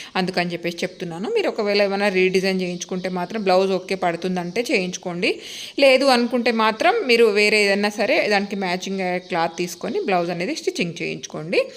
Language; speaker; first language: Telugu; native; Telugu